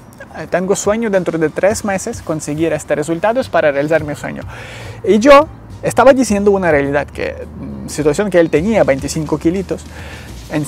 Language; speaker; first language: Spanish; non-native, learner; Ukrainian